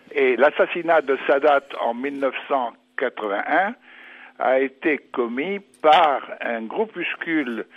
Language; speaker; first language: French; non-native, fluent; English